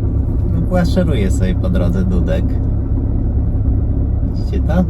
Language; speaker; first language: Polish; native; Polish